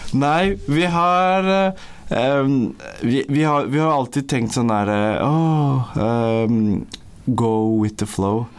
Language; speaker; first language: Norwegian; early bilingual, other home language; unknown